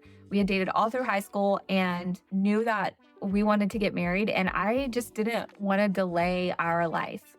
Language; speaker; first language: English; native; English